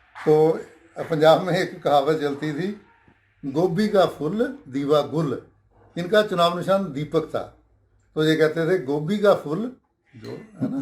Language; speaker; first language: Hindi; non-native, local second language; Punjabi